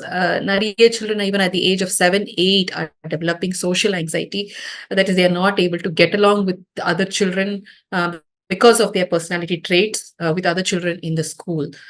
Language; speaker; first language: English; non-native, local second language; Tamil